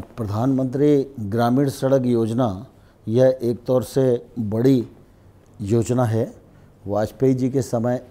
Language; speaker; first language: Hindi; native; Hindi